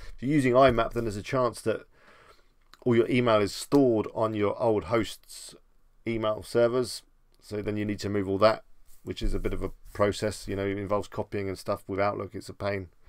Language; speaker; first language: English; native; English